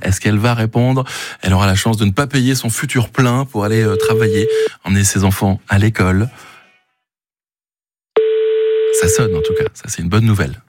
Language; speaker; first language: French; native; French